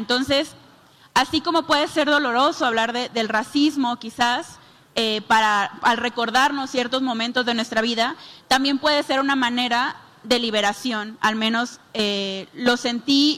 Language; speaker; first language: Spanish; native; Spanish